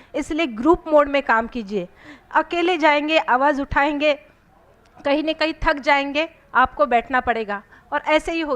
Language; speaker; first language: Hindi; non-native, local second language; Marathi